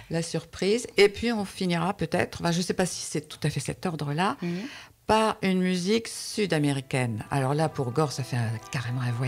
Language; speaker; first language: French; native; French